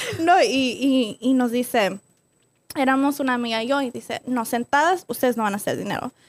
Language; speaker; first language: Spanish; early bilingual, other home language; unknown